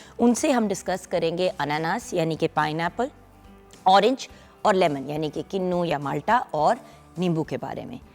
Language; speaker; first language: Urdu; non-native, local second language; Punjabi